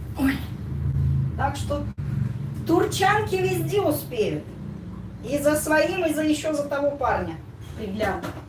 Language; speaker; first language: Russian; native; Russian